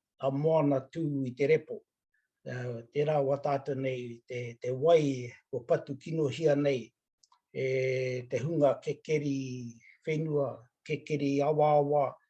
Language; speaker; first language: Māori; native; Māori